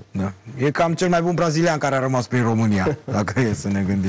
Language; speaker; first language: Romanian; native; Romanian